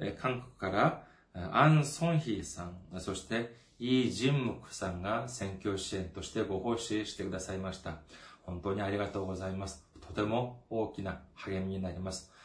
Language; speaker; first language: Japanese; non-native, fluent; Korean